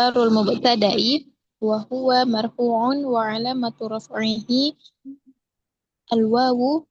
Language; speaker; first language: Arabic; non-native, learner; Indonesian